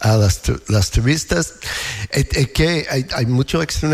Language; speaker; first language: Spanish; non-native, learner; English